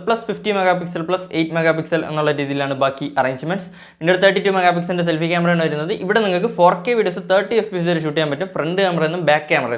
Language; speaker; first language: Malayalam; native; Malayalam